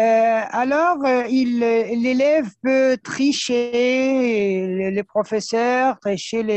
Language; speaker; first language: French; non-native, fluent; Arabic